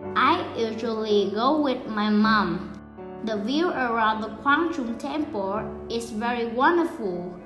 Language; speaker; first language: English; non-native, learner; Vietnamese